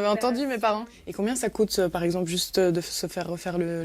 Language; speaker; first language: French; native; French